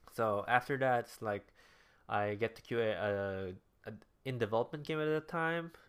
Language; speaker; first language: English; non-native, local second language; Cebuano